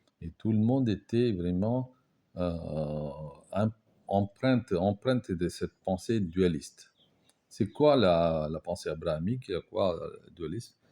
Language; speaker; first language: French; non-native, fluent; Tamil